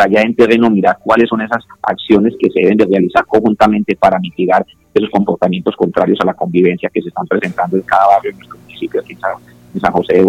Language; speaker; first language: Spanish; native; Spanish